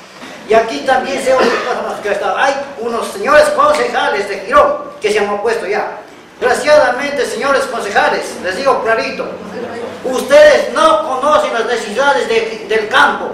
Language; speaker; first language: Spanish; native; Spanish